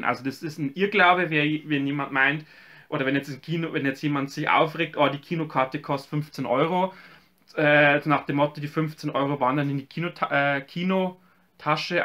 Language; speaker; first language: German; native; German